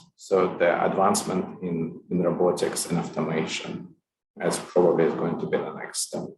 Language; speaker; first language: English; non-native, fluent; Ukrainian